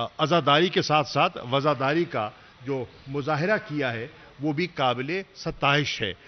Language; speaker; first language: Urdu; non-native, local second language; Saraiki